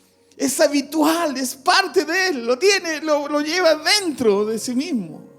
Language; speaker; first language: Spanish; native; Spanish